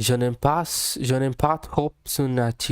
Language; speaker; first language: French; non-native, learner; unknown